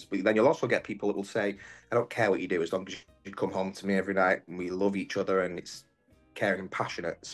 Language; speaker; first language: English; native; English